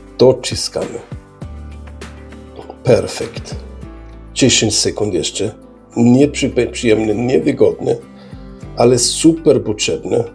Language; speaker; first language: Polish; early bilingual, heritage; Polish